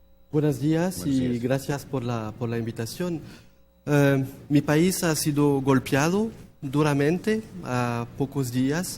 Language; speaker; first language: Spanish; non-native, fluent; French